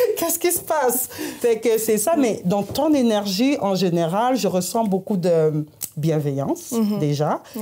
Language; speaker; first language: French; native; French